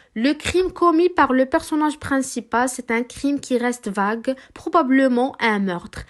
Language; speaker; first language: French; non-native, local second language; Arabic